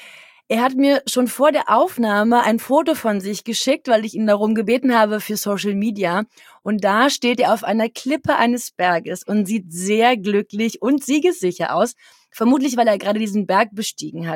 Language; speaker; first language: German; native; German